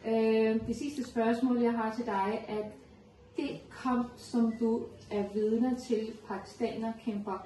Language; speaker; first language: Danish; non-native, fluent; Urdu